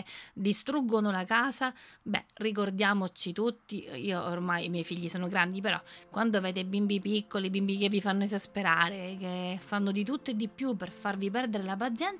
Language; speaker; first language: Italian; native; Italian